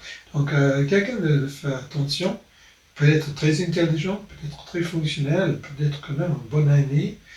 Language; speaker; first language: French; non-native, fluent; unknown